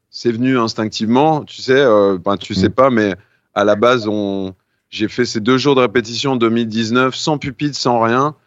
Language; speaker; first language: French; native; French